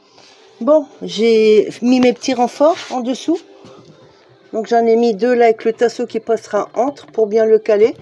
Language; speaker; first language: French; native; French